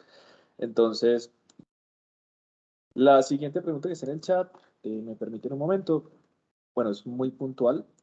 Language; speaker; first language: Spanish; native; Spanish